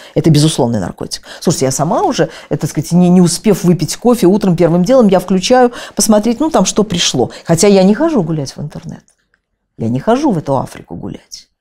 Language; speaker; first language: Russian; native; Russian